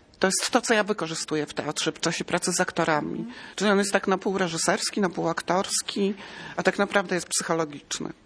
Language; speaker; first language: Polish; native; Polish